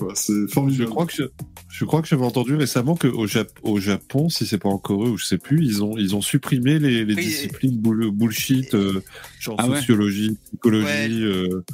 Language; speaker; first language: French; native; French